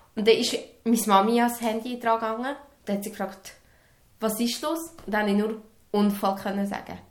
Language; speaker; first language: German; early bilingual, other home language; Serbian